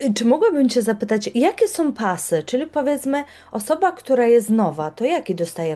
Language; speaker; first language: Polish; native; Polish